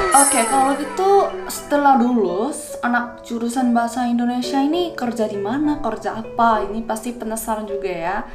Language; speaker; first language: Indonesian; non-native, fluent; Korean